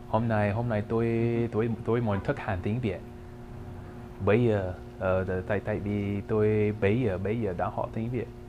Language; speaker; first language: Vietnamese; non-native, learner; English